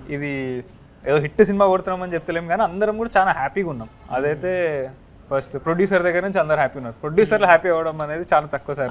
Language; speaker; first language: Telugu; native; Telugu